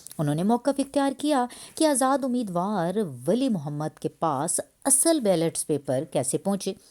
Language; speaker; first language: Urdu; native; Urdu